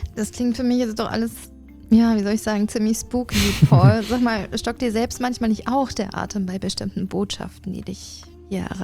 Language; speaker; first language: German; native; German